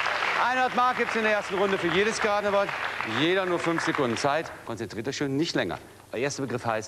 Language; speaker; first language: German; native; German